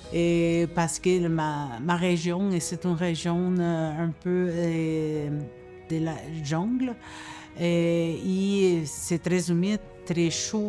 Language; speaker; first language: French; non-native, fluent; Spanish